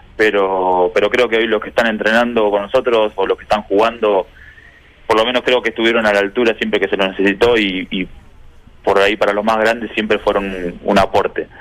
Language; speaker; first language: Spanish; native; Spanish